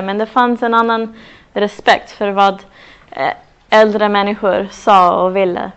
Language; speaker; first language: Swedish; non-native, fluent; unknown